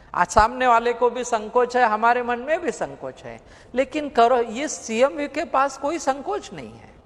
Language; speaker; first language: Hindi; non-native, local second language; Marathi